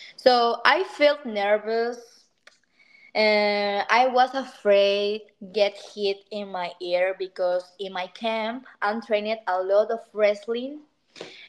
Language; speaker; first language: English; non-native, learner; Spanish